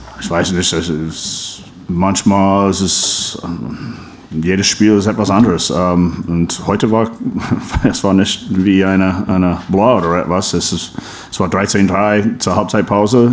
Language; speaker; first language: German; non-native, fluent; English